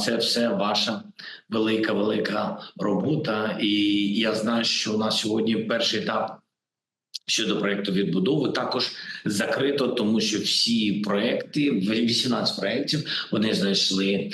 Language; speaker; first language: Ukrainian; non-native, local second language; Russian